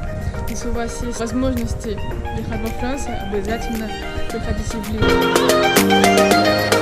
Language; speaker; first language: Russian; non-native, learner; French